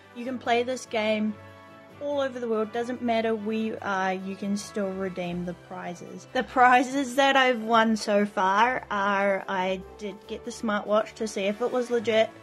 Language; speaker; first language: English; native; English